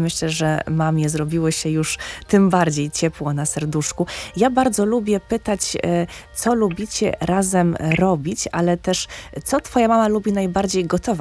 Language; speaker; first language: Polish; native; Polish